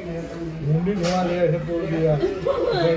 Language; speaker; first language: Hindi; non-native, local second language; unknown